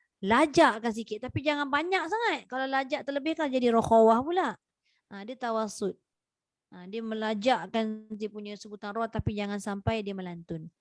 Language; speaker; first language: Malay; native; Malay